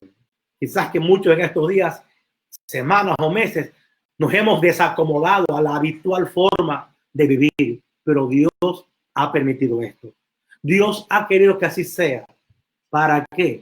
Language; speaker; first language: Spanish; native; Spanish